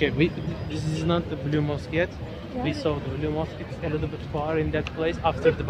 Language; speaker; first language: English; non-native, fluent; Turkish